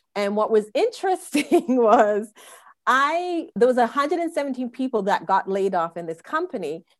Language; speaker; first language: English; native; English